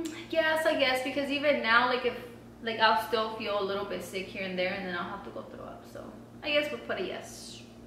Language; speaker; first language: English; early bilingual, other home language; Spanish